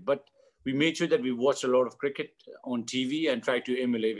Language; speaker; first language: English; non-native, local second language; Nepali